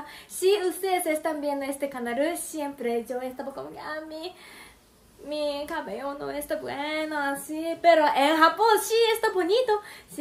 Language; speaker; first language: Spanish; non-native, learner; Japanese